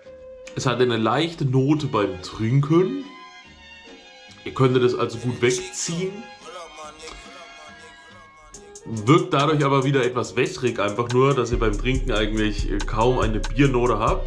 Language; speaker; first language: German; native; German